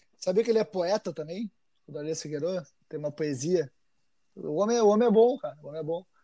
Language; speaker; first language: Portuguese; native; Portuguese